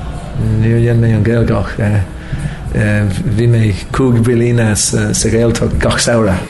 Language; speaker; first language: Irish; non-native, local second language; English